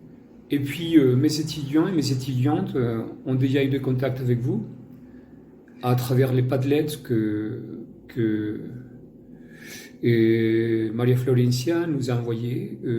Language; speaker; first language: French; non-native, fluent; Spanish